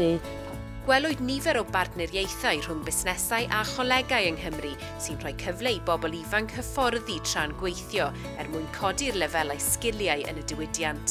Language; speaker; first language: Welsh; native; Welsh